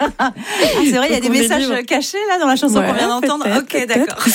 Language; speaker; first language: French; native; French